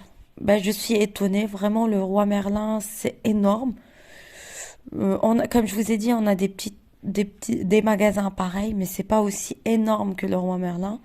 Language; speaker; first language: French; non-native, local second language; Arabic